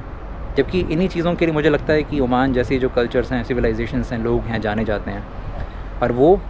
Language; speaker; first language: Hindi; native; Hindi